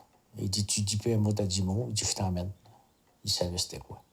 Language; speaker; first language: French; native; French